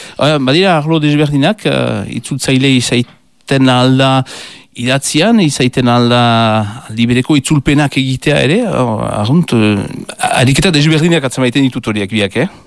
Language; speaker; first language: Basque; native; Basque